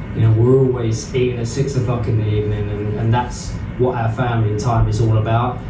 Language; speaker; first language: English; native; English